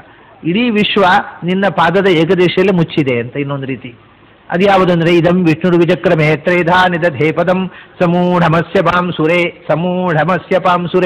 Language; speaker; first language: Kannada; native; Kannada